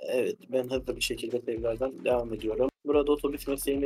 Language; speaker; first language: Turkish; native; Turkish